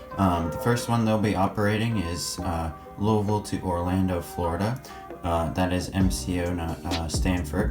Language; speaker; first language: English; native; English